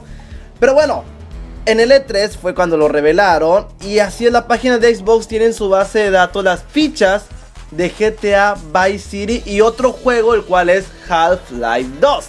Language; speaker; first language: Spanish; native; Spanish